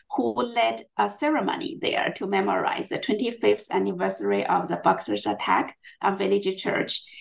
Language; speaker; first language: English; non-native, fluent; Chinese